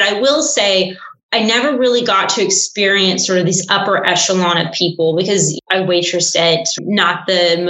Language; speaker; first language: English; native; English